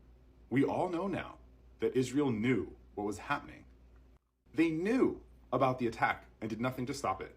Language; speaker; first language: English; native; English